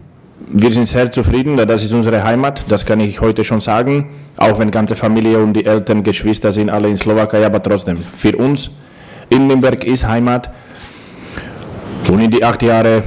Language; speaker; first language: German; non-native, learner; Slovak